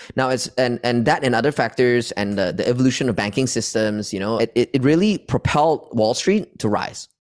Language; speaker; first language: English; non-native, local second language; Chinese